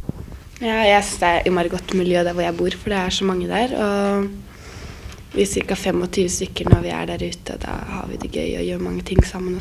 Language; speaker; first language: Norwegian; native; Norwegian